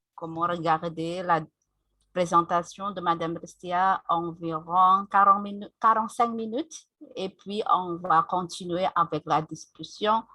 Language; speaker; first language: French; non-native, fluent; Indonesian